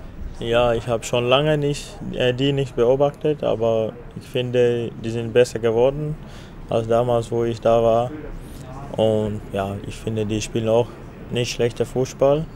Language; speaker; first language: German; non-native, fluent; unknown